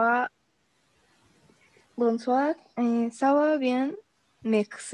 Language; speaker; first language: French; non-native, learner; Spanish